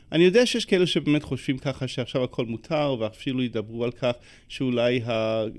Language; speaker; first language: Hebrew; non-native, fluent; English